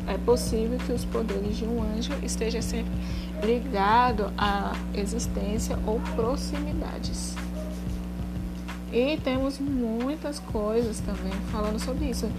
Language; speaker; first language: Portuguese; native; Portuguese